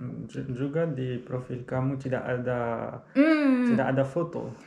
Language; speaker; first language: Indonesian; non-native, learner; Arabic